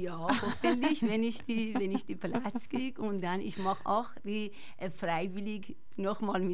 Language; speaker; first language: German; non-native, learner; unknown